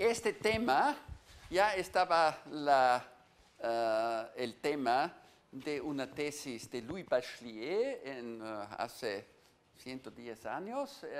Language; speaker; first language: Spanish; non-native, fluent; German